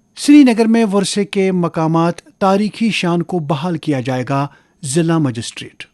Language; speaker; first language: Urdu; non-native, local second language; Kashmiri